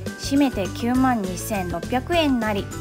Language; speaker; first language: Japanese; native; Japanese